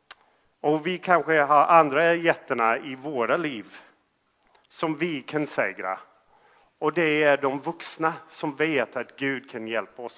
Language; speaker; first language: Swedish; non-native, fluent; English